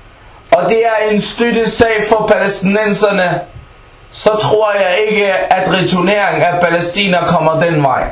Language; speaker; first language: Danish; non-native, fluent; Arabic